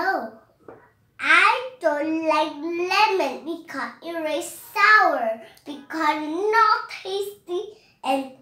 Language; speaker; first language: English; non-native, learner; Vietnamese